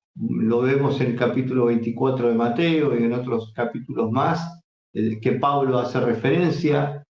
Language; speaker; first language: Spanish; native; Spanish